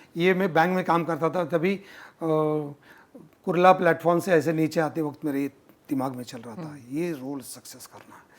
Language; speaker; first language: Hindi; non-native, local second language; Marathi